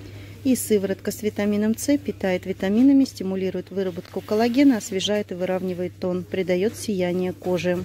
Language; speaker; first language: Russian; native; Russian